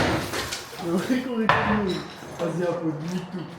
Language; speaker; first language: French; native; French